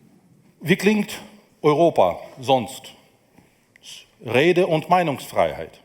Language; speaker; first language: German; non-native, fluent; Ukrainian